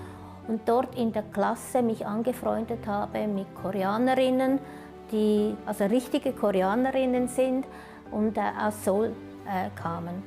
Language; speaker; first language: German; early bilingual, other home language; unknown